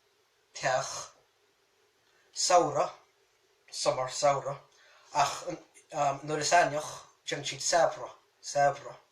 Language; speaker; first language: Irish; native; Irish